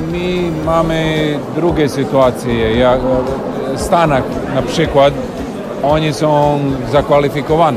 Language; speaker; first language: Polish; non-native, learner; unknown